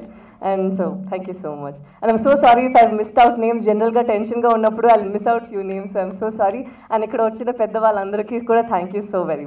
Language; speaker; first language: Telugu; non-native, local second language; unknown